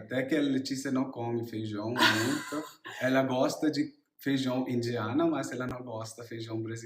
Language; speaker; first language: Portuguese; non-native, learner; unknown